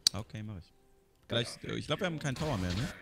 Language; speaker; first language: German; native; German